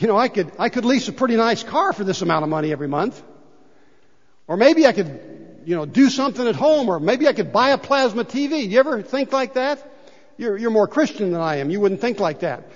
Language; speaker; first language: English; native; English